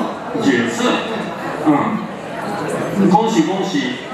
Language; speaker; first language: Chinese; non-native, learner; Japanese